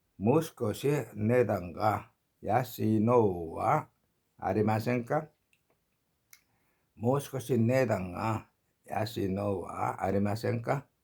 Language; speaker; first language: Japanese; non-native, learner; Korean